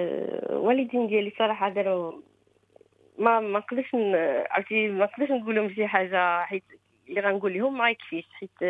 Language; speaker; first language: Arabic; early bilingual, heritage; Arabic